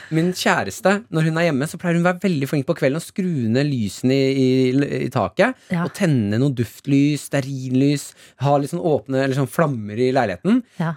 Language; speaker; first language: Norwegian; native; Norwegian